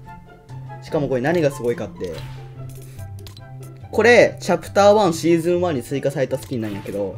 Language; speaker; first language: Japanese; native; Japanese